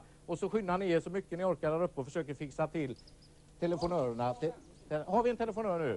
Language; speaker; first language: Swedish; native; Swedish